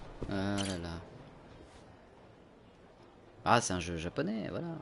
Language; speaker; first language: French; native; French